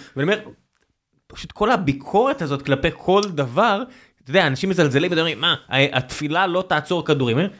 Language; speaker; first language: Hebrew; native; Hebrew